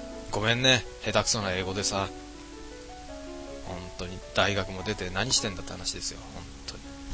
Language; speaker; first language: Japanese; native; Japanese